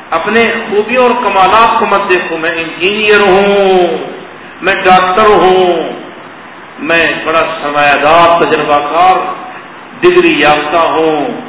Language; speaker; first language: Urdu; non-native, local second language; Saraiki